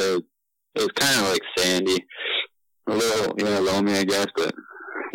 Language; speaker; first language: English; native; English